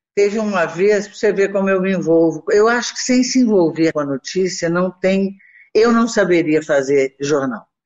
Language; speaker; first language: Portuguese; native; Portuguese